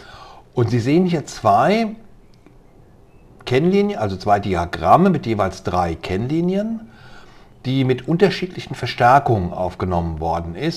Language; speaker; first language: German; native; German